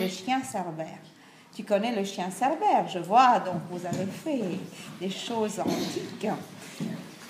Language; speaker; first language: French; non-native, fluent; Romanian